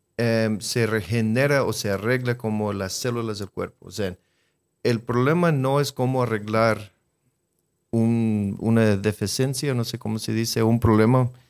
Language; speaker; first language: Spanish; non-native, fluent; English